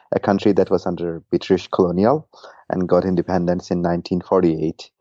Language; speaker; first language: English; non-native, fluent; Burmese